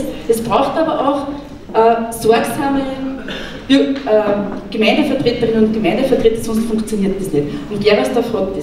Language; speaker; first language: German; native; German